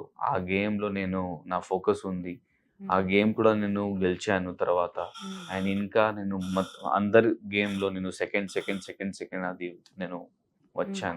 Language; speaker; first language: Telugu; non-native, local second language; Urdu